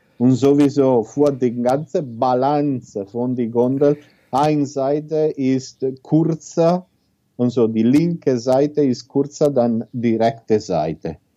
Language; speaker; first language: German; non-native, learner; Italian